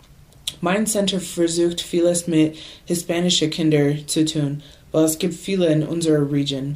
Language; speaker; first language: German; non-native, learner; English